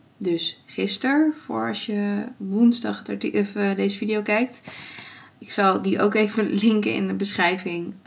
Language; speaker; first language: Dutch; early bilingual, other home language; Armenian